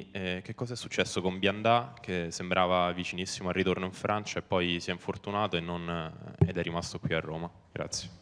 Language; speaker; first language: Italian; native; Italian